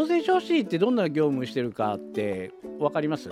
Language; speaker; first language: Japanese; native; Japanese